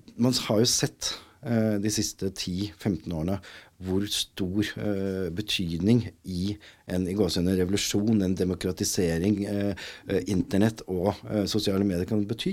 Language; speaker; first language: Norwegian; native; Norwegian